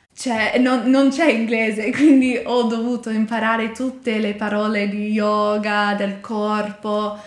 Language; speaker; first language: Italian; non-native, learner; English